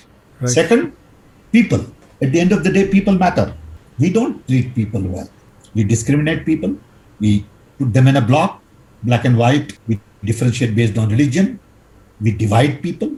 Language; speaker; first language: English; non-native, local second language; Gujarati